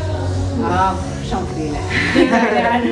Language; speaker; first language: German; non-native, learner; Spanish